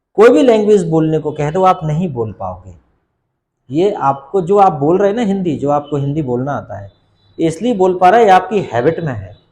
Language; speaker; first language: Hindi; native; Hindi